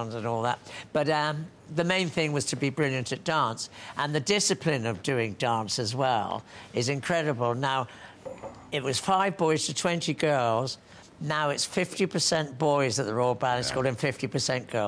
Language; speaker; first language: English; native; English